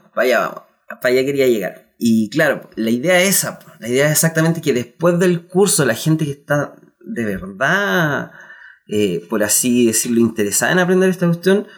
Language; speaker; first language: Spanish; native; Spanish